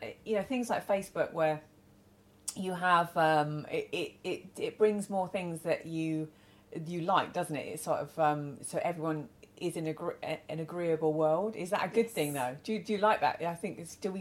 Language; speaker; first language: English; native; English